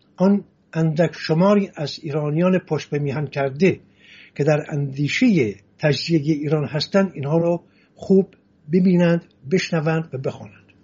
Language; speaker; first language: Persian; non-native, local second language; Assyrian Neo-Aramaic